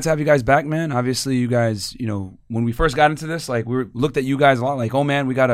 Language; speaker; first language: English; native; English